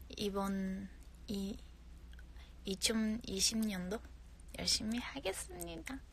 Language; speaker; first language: Korean; non-native, learner; Japanese